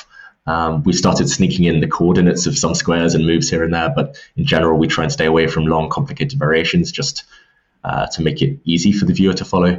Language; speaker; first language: English; native; English